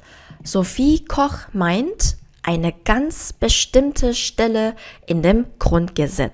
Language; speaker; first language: German; non-native, fluent; Korean